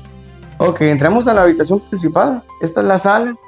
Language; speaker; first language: Spanish; native; Spanish